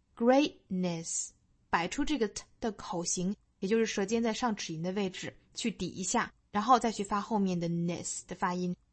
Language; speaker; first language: Chinese; native; Chinese